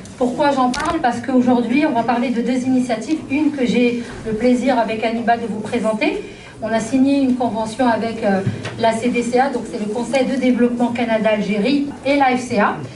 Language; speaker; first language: French; non-native, local second language; Arabic